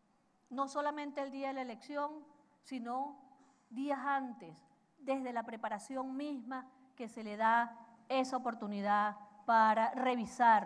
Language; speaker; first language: Spanish; native; Spanish